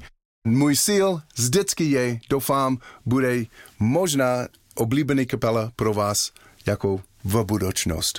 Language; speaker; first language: Czech; non-native, learner; English